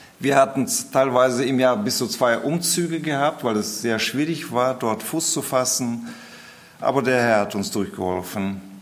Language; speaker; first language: German; early bilingual, heritage; German